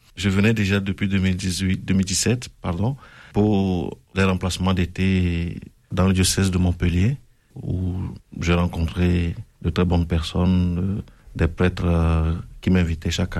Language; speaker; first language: French; non-native, local second language; Ewe